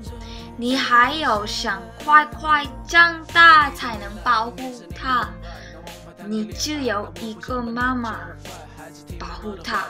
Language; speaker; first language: Chinese; non-native, learner; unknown